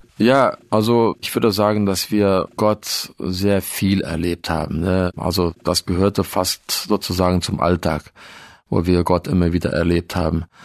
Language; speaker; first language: German; early bilingual, other home language; Russian